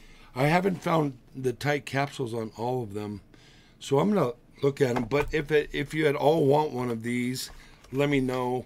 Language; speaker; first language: English; native; English